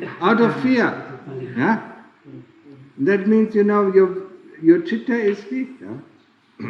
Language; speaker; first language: English; non-native, fluent; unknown